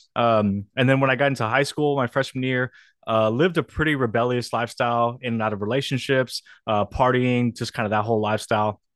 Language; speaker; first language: English; native; English